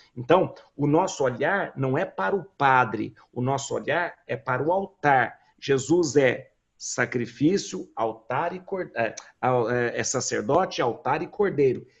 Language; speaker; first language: Portuguese; native; Portuguese